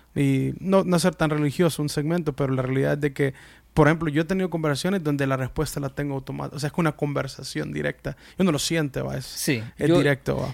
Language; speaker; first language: Spanish; early bilingual, heritage; Spanish